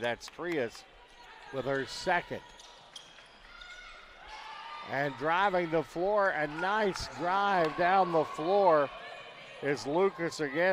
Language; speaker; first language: English; native; English